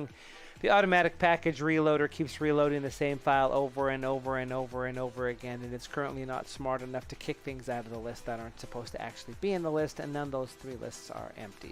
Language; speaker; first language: English; native; English